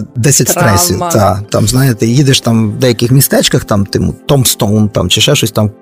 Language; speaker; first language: Ukrainian; native; Ukrainian